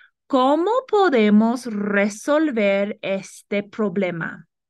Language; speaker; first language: Spanish; non-native, fluent; English